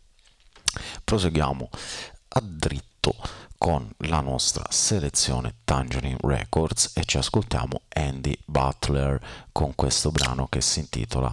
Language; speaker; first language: Italian; native; Italian